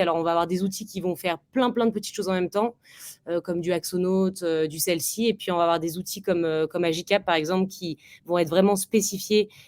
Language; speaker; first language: French; native; French